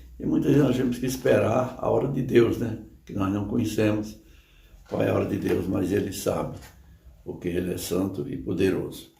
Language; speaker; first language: Portuguese; native; Portuguese